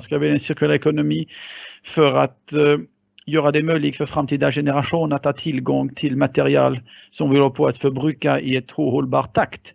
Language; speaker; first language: Swedish; non-native, fluent; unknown